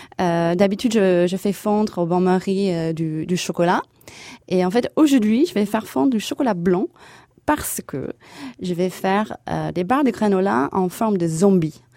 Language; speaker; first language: French; non-native, fluent; English